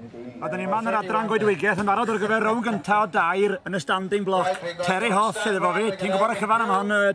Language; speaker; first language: Welsh; native; Welsh